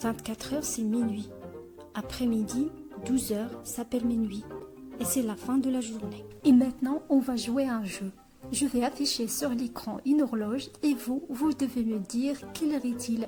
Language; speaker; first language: French; non-native, local second language; Arabic